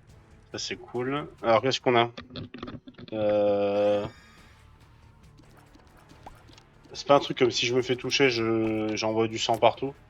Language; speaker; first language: French; native; French